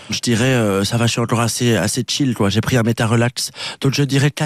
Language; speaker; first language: French; native; French